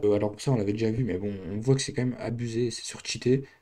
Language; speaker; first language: French; native; French